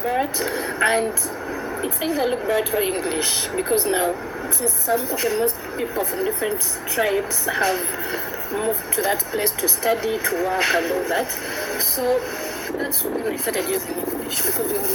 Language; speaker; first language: English; non-native, local second language; Ganda